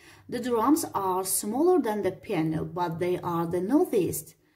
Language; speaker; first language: English; non-native, fluent; Azerbaijani